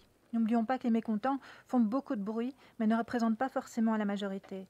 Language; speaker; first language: French; native; French